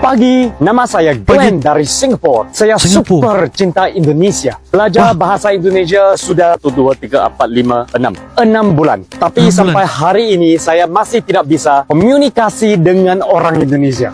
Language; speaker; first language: Indonesian; non-native, learner; English